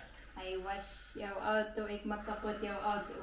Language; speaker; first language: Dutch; non-native, learner; Filipino